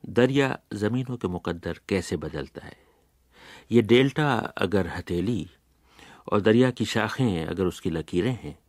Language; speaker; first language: Urdu; native; Urdu